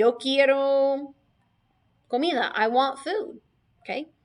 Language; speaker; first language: Spanish; non-native, fluent; English